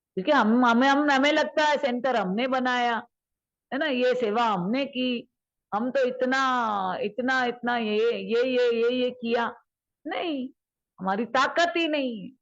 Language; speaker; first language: Hindi; native; Hindi